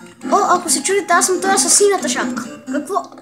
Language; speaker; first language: Bulgarian; native; Bulgarian